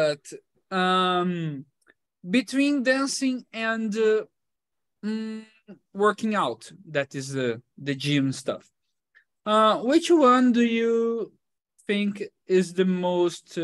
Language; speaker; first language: English; non-native, fluent; Portuguese